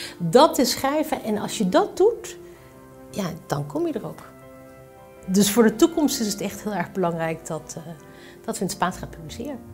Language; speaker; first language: Dutch; early bilingual, other home language; Spanish